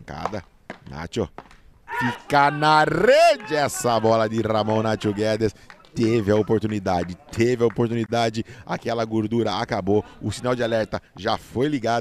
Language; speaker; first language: Portuguese; native; Portuguese